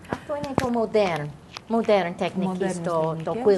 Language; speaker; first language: Greek; non-native, learner; English